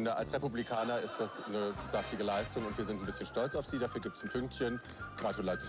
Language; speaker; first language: German; native; German